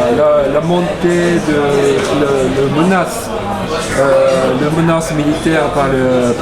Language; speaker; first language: French; non-native, learner; Japanese